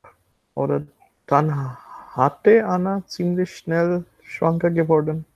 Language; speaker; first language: German; non-native, learner; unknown